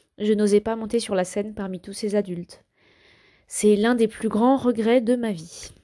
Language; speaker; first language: French; native; French